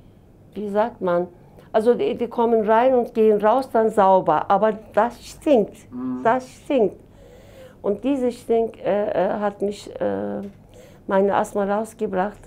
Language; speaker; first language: German; non-native, learner; Turkish